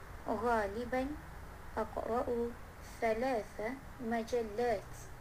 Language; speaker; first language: Arabic; non-native, learner; Malay